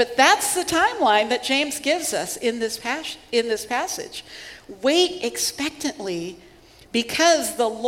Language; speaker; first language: English; native; English